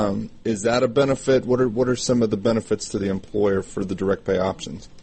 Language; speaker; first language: English; native; English